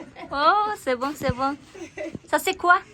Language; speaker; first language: French; non-native, learner; Kazakh